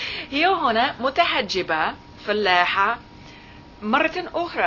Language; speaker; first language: Arabic; non-native, fluent; English